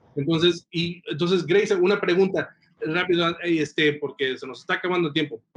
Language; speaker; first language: Spanish; early bilingual, heritage; Spanish